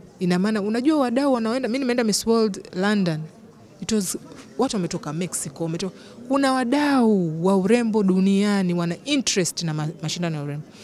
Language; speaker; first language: Swahili; native; Swahili